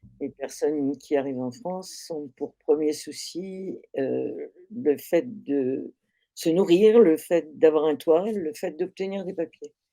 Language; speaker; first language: French; native; French